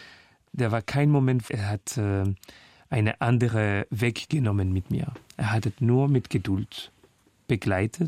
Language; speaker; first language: German; non-native, fluent; French